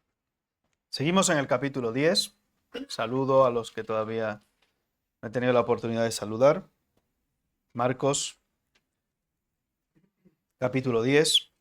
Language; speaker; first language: Spanish; native; Spanish